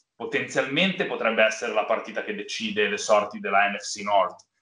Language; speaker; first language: Italian; native; Italian